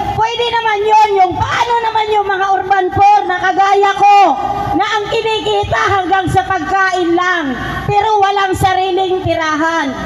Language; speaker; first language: Filipino; non-native, local second language; Waray